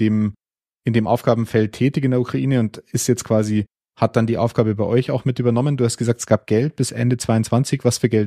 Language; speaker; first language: German; native; German